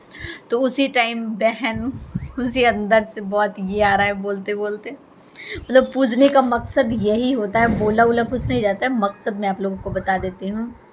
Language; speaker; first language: Hindi; non-native, local second language; Bhojpuri